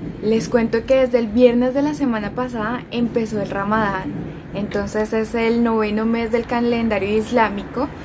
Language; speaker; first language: Spanish; native; Spanish